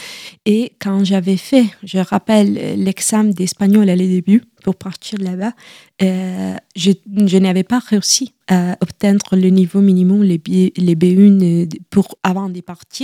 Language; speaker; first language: French; non-native, learner; Italian